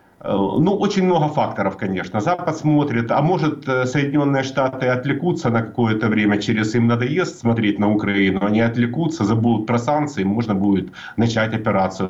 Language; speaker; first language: Russian; native; Russian